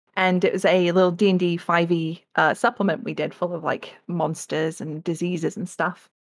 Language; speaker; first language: English; native; English